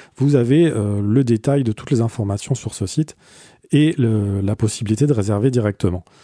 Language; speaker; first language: French; native; French